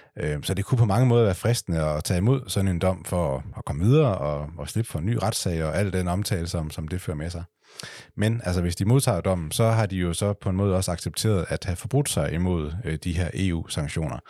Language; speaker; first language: Danish; native; Danish